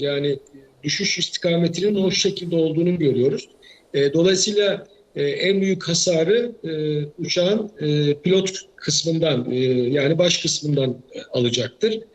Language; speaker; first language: Turkish; native; Turkish